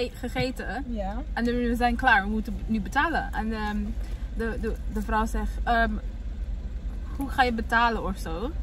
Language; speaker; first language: Dutch; early bilingual, heritage; Dutch